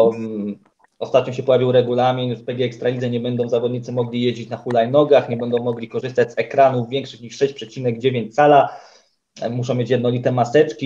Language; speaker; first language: Polish; native; Polish